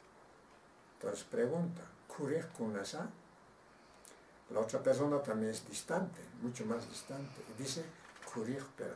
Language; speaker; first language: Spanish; non-native, local second language; Aymara